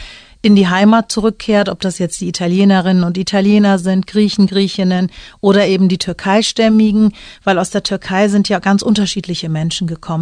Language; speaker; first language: German; early bilingual, other home language; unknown